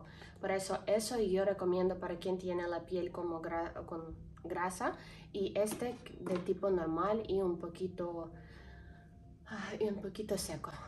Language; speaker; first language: Spanish; non-native, learner; Ukrainian